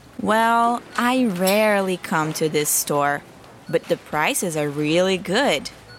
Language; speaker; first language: English; non-native, fluent; Portuguese